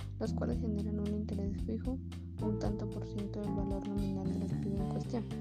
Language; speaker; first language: Spanish; native; Spanish